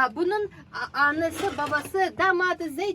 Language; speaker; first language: Turkish; non-native, learner; Russian